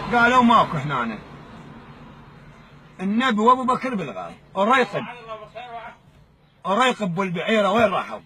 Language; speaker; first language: Arabic; native; Arabic